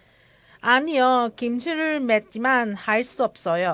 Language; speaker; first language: Korean; non-native, learner; Cantonese